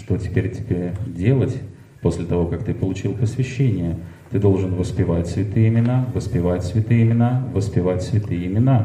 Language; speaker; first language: Russian; native; Russian